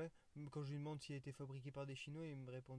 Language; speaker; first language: French; native; French